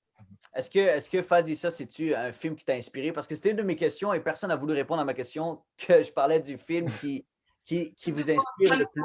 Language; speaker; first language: French; native; French